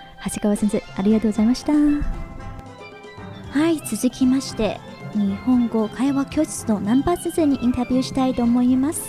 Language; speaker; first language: Japanese; non-native, fluent; Chinese